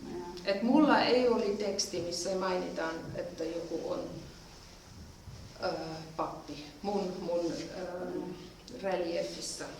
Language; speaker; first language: Finnish; non-native, fluent; German